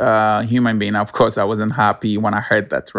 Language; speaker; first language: English; non-native, local second language; Ewe